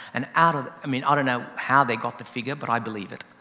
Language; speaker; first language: English; native; English